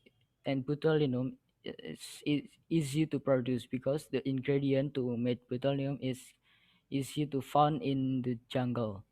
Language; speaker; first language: English; non-native, learner; Indonesian